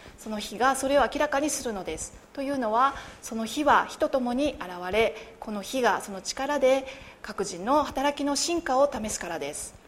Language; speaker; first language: Japanese; native; Japanese